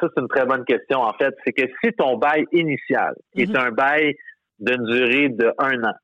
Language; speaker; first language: French; native; French